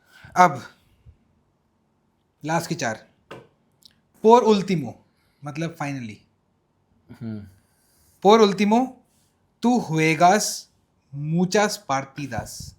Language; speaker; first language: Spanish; non-native, learner; Hindi